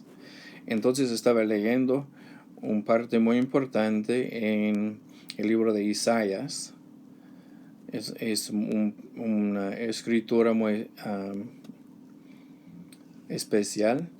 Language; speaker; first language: Spanish; non-native, learner; English